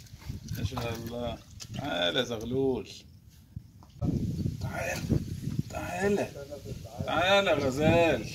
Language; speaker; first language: Arabic; native; Arabic